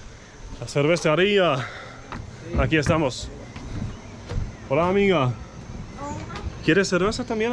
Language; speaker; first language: Spanish; non-native, learner; English